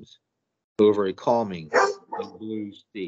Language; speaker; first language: English; native; English